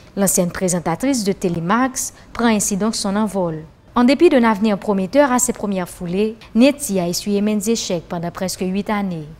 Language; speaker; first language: French; non-native, local second language; Haitian Creole